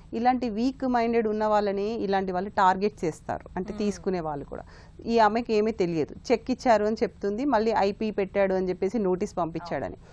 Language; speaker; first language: Telugu; native; Telugu